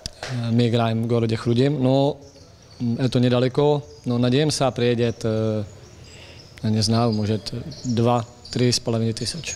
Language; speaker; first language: Russian; non-native, fluent; Czech